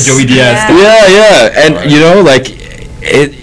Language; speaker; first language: English; native; English